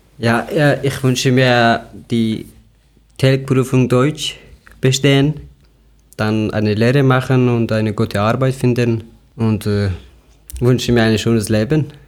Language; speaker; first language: German; non-native, learner; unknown